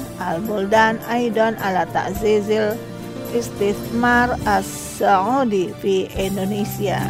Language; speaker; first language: Arabic; non-native, learner; Indonesian